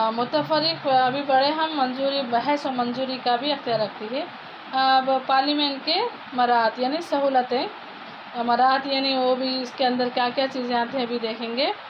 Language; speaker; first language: Urdu; native; Urdu